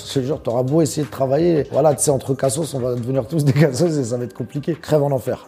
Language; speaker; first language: French; early bilingual, other home language; Arabic